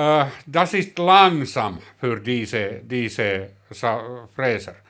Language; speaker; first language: German; non-native, learner; Finnish